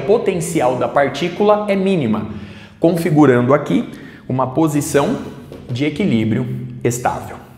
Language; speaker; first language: Portuguese; native; Portuguese